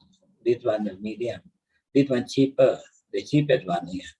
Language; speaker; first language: English; non-native, learner; Thai